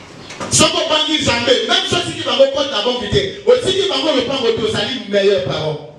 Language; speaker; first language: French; non-native, local second language; Lingala